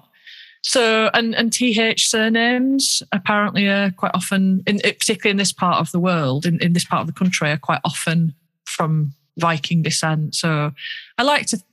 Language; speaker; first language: English; native; English